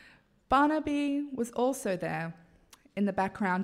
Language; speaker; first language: English; native; English